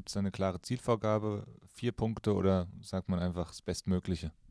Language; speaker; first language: German; native; German